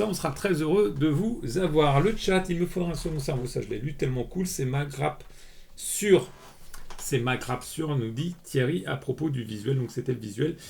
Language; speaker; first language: French; native; French